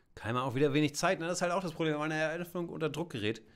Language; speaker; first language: German; native; German